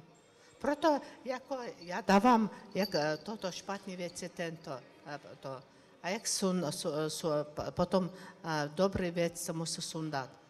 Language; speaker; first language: Czech; non-native, learner; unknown